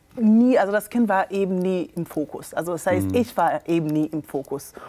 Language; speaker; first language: German; early bilingual, other home language; Akan